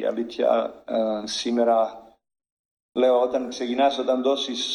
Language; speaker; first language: Greek; non-native, learner; Serbian